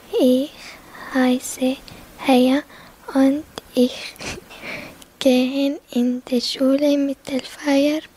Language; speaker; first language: German; non-native, learner; Arabic